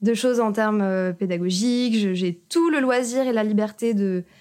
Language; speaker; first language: French; native; French